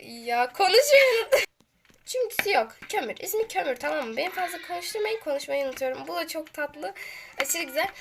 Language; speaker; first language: Turkish; native; Turkish